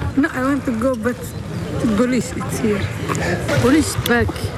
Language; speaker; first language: English; non-native, learner; Somali